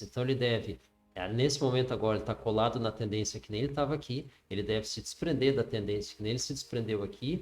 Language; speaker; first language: Portuguese; native; Portuguese